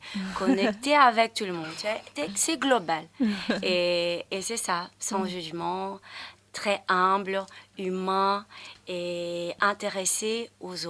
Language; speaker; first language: French; non-native, fluent; Portuguese